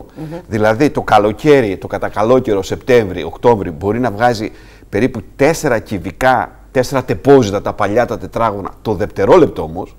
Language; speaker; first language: Greek; native; Greek